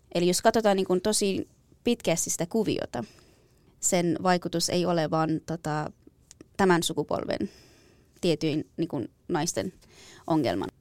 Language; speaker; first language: Finnish; non-native, fluent; Persian